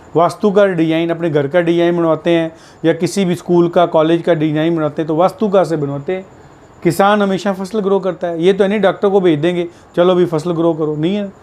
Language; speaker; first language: Hindi; native; Hindi